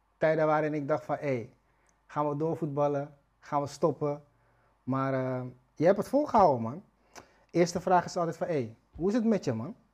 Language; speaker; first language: Dutch; native; Dutch